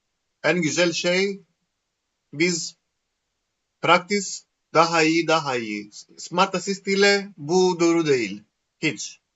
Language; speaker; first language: Turkish; non-native, learner; Greek